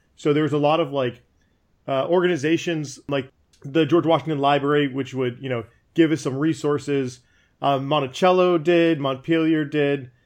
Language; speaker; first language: English; native; English